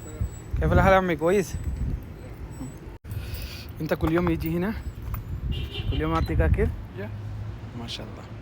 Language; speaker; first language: Arabic; non-native, learner; Malayalam